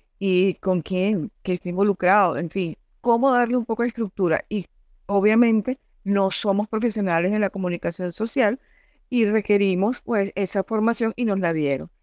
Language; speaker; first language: Spanish; native; Spanish